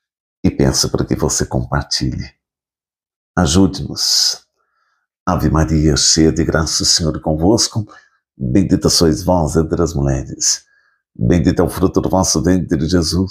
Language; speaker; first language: Portuguese; native; Portuguese